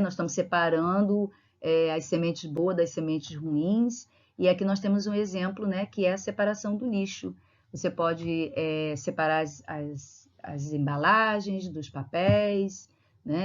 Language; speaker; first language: Portuguese; native; Portuguese